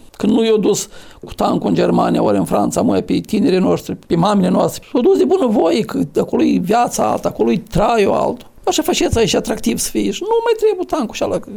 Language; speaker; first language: Romanian; native; Romanian